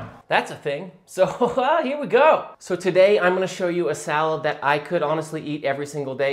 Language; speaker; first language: English; native; English